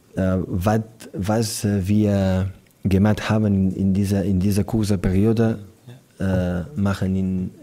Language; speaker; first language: German; non-native, learner; Catalan